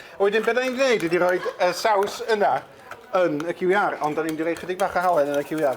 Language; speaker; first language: Welsh; native; Welsh